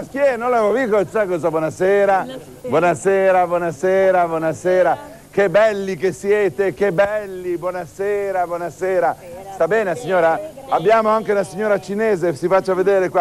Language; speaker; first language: Italian; native; Italian